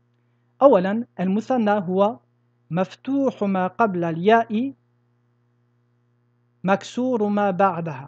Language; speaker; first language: Arabic; non-native, fluent; French